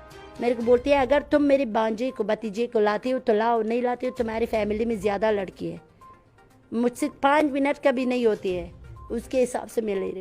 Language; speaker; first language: Hindi; non-native, fluent; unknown